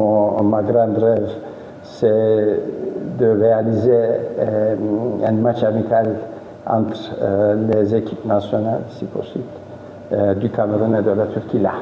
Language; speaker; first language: French; non-native, fluent; Turkish